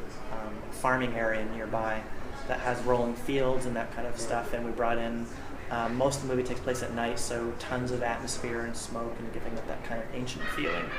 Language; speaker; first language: English; native; English